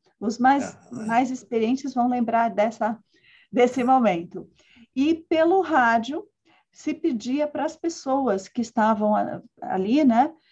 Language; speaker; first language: Portuguese; early bilingual, other home language; Spanish